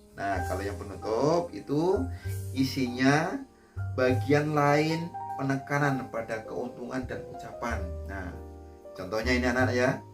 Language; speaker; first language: Indonesian; native; Indonesian